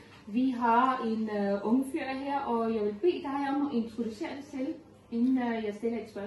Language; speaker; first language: Danish; non-native, fluent; Urdu